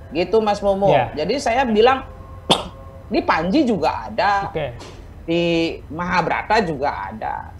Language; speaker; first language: Indonesian; native; Indonesian